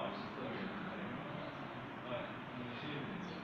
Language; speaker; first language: English; non-native, fluent; Turkish